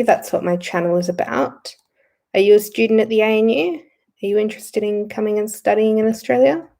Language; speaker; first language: English; native; English